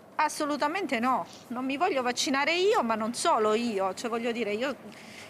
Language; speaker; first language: Italian; native; Italian